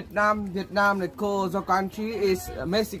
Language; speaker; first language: English; non-native, learner; Vietnamese